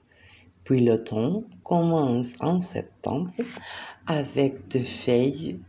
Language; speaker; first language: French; non-native, fluent; Spanish